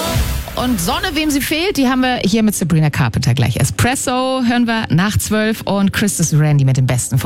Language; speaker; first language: German; native; German